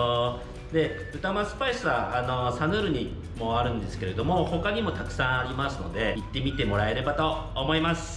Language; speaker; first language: Japanese; native; Japanese